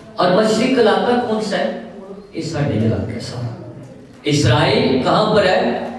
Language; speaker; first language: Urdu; non-native, local second language; Punjabi